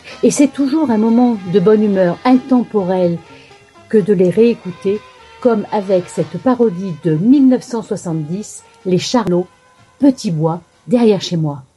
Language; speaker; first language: French; native; French